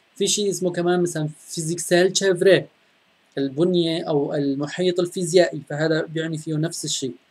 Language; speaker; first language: Arabic; native; Arabic